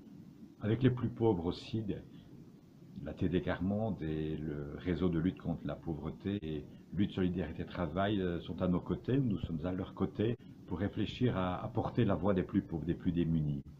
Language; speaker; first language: French; native; French